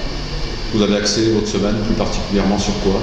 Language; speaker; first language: French; native; French